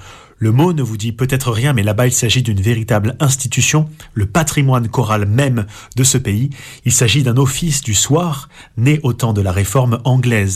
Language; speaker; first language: French; native; French